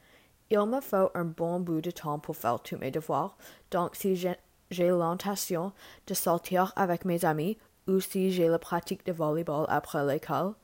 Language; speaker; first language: French; non-native, learner; English